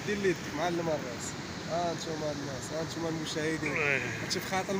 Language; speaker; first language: Arabic; native; Arabic